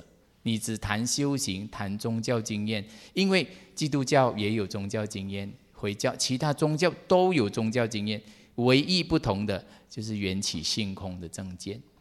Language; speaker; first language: Chinese; native; Chinese